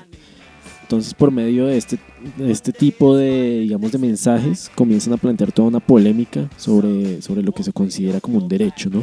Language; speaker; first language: Spanish; native; Spanish